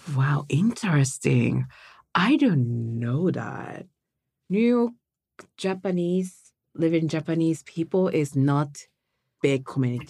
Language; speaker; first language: English; non-native, learner; Japanese